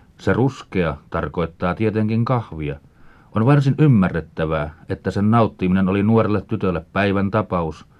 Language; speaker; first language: Finnish; native; Finnish